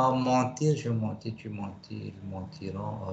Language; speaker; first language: French; non-native, fluent; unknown